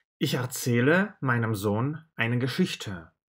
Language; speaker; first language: German; non-native, fluent; Russian